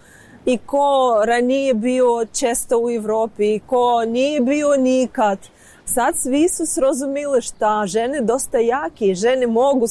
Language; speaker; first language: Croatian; non-native, learner; Ukrainian